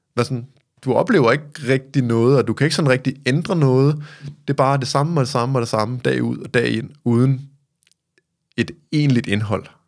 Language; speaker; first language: Danish; native; Danish